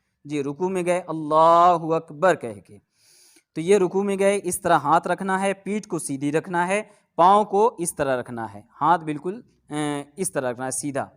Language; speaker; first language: Urdu; native; Urdu